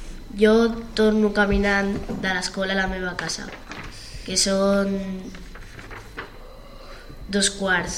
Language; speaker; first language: Catalan; non-native, local second language; Spanish